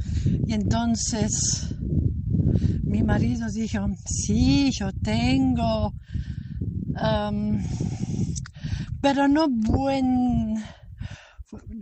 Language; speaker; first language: Spanish; non-native, fluent; German